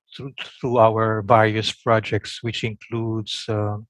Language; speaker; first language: English; non-native, local second language; Filipino